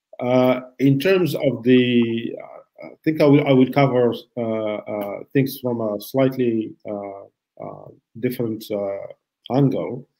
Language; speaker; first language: English; non-native, fluent; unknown